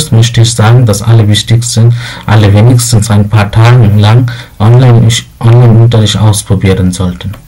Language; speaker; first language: German; non-native, fluent; Bangla